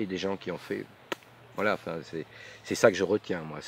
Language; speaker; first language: French; native; French